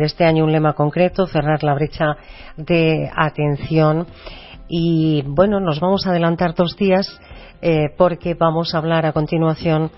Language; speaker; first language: Spanish; native; Spanish